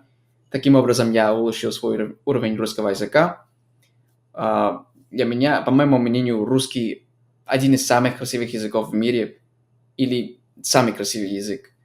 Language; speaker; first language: Russian; non-native, fluent; English